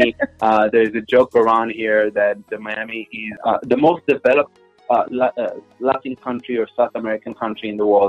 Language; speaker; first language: English; non-native, fluent; Hebrew